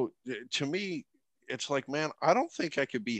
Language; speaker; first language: English; native; English